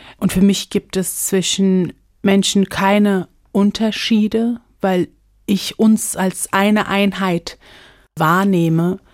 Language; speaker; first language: German; early bilingual, other home language; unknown